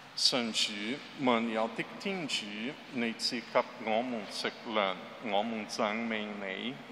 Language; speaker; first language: Chinese; non-native, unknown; Portuguese